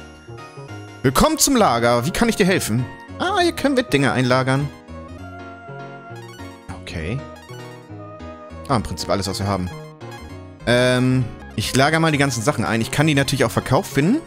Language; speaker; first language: German; native; German